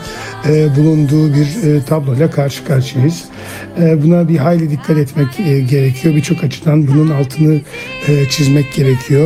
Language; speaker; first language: Turkish; native; Turkish